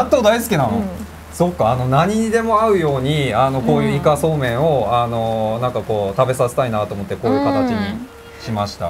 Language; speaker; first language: Japanese; native; Japanese